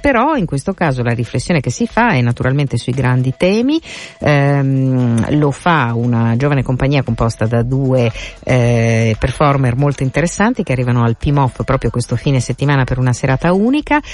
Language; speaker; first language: Italian; native; Italian